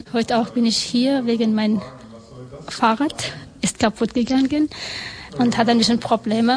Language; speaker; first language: German; non-native, learner; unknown